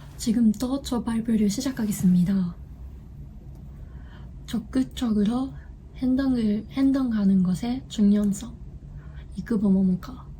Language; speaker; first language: Korean; non-native, learner; Japanese